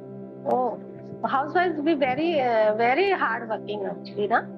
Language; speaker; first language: English; non-native, learner; Hindi